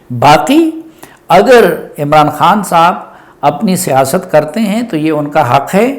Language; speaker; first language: Urdu; non-native, local second language; Pashto